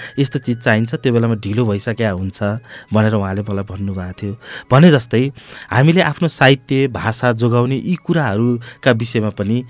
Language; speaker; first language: Nepali; native; Nepali